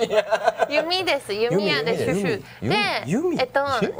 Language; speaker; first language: Japanese; non-native, learner; Chinese